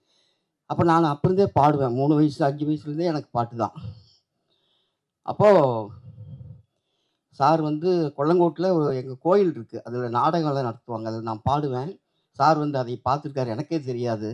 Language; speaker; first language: Tamil; native; Tamil